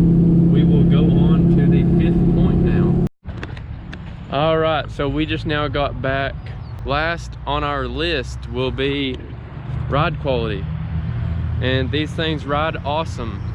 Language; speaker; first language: English; native; English